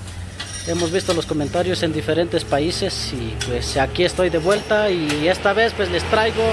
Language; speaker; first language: Spanish; native; Spanish